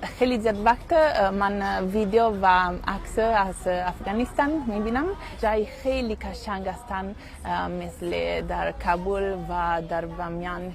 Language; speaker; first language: Persian; non-native, learner; Italian